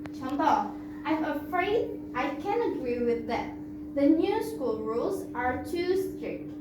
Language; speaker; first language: English; non-native, fluent; Indonesian